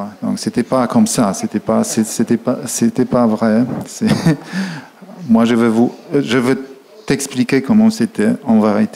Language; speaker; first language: French; non-native, fluent; Polish